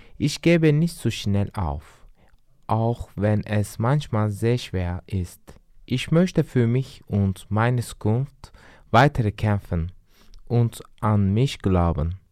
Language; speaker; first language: German; non-native, learner; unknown